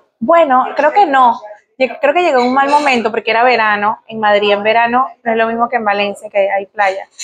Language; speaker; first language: Spanish; native; Spanish